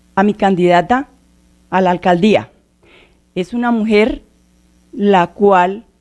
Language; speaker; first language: Spanish; native; Spanish